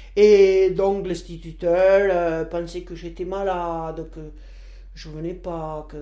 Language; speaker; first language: French; non-native, local second language; Occitan